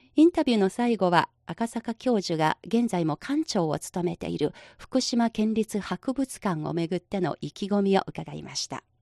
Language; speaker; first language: Japanese; non-native, fluent; Chinese